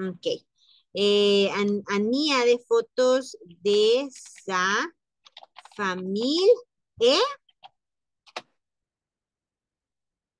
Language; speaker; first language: French; non-native, learner; Spanish